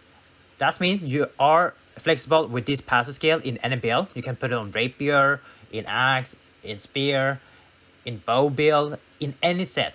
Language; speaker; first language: English; non-native, fluent; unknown